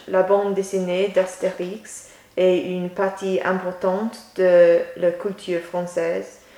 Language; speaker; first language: French; non-native, learner; English